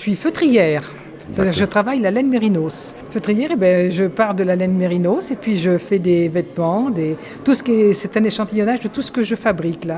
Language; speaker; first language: French; native; French